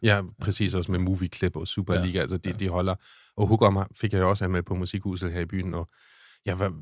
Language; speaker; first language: Danish; non-native, fluent; German